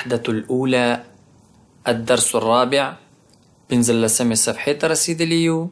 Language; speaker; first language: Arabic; non-native, fluent; Pashto